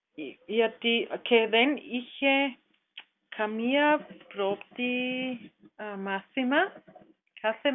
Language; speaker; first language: Greek; non-native, learner; German